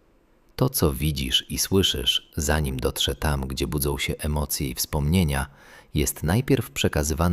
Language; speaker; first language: Polish; native; Polish